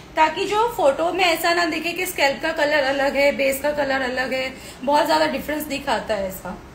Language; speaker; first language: Hindi; non-native, local second language; Gujarati